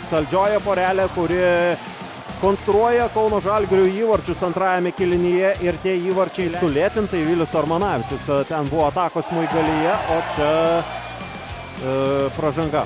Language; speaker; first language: Lithuanian; native; Lithuanian